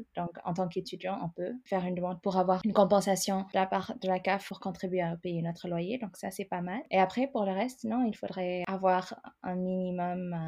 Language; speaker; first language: French; non-native, fluent; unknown